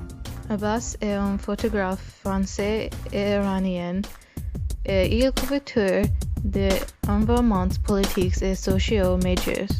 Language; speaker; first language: French; non-native, learner; English